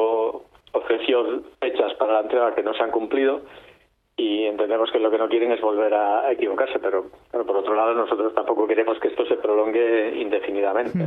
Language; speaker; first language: Spanish; native; Spanish